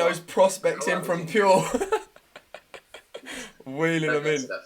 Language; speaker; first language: English; native; English